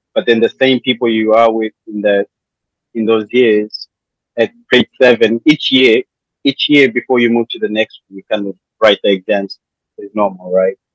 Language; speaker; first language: English; non-native, local second language; Shona